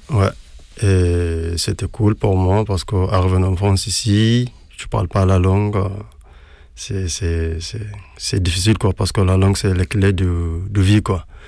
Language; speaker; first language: French; non-native, learner; Arabic